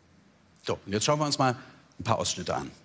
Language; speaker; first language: German; native; German